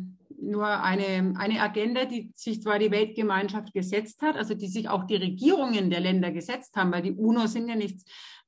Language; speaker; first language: German; native; German